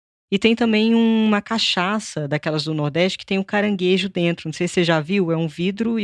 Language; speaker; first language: Portuguese; native; Portuguese